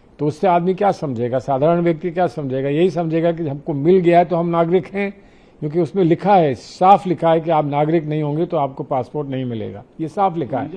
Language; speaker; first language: Hindi; native; Hindi